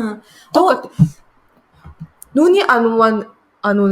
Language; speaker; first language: Korean; non-native, learner; French